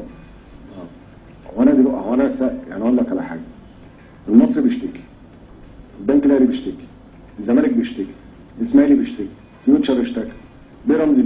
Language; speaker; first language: Arabic; native; Arabic